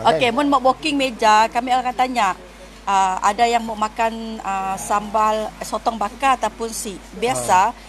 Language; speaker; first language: Malay; native; Malay